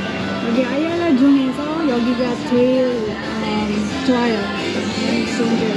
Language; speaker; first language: Korean; non-native, learner; Cebuano